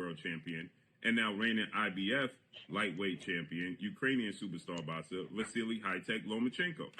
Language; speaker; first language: English; native; English